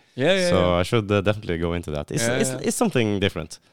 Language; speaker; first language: English; non-native, fluent; Norwegian